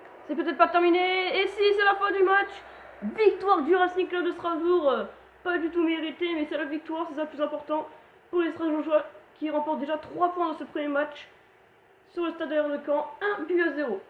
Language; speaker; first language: French; native; French